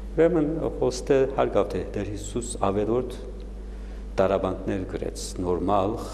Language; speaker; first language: Armenian; early bilingual, heritage; Armenian